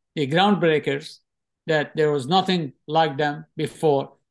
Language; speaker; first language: English; non-native, fluent; Arabic